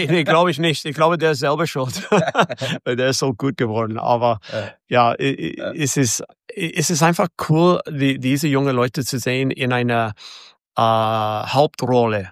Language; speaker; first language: German; non-native, fluent; English